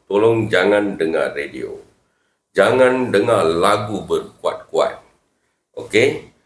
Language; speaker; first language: Malay; non-native, local second language; Tamil